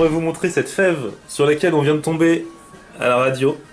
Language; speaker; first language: French; native; French